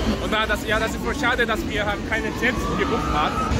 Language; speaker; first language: German; non-native, learner; Korean